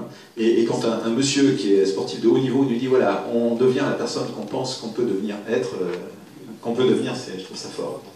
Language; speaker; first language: French; native; French